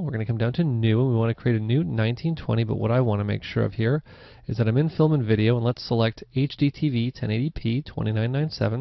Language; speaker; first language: English; native; English